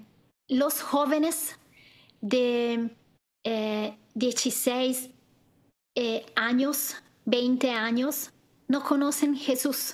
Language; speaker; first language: Spanish; non-native, fluent; Italian